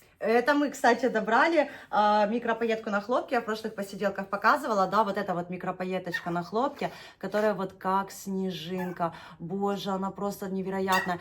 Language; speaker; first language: Russian; native; Russian